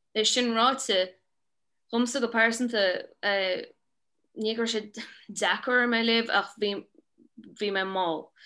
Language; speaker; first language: Irish; native; Irish